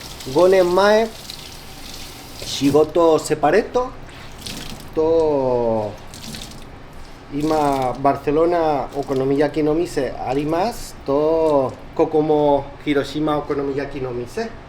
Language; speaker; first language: Japanese; non-native, learner; Spanish